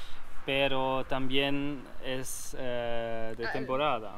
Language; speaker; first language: Spanish; non-native, learner; German